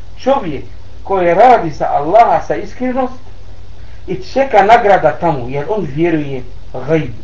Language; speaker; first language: Bosnian; non-native, learner; Arabic